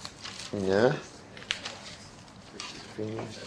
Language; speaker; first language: English; non-native, fluent; Spanish